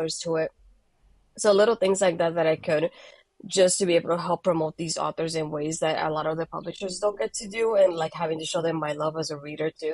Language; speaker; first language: English; non-native, fluent; Spanish